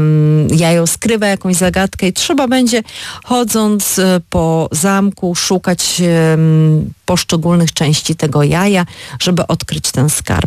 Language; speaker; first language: Polish; native; Polish